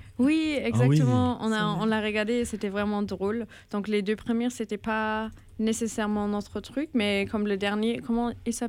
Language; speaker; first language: French; non-native, fluent; German